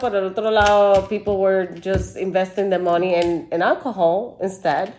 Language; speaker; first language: English; non-native, fluent; Spanish